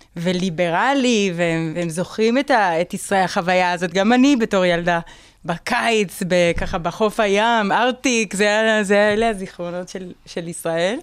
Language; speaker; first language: Hebrew; non-native, fluent; Spanish